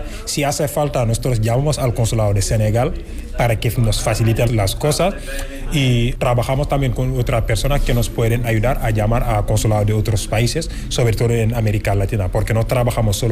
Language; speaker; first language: Spanish; non-native, fluent; Wolof